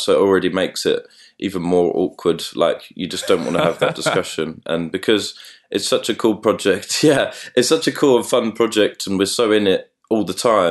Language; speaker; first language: English; native; English